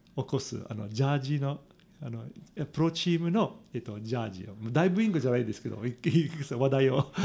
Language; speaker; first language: Japanese; non-native, fluent; Italian